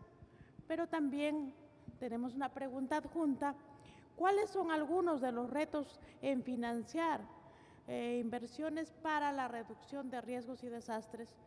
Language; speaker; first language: Spanish; native; Spanish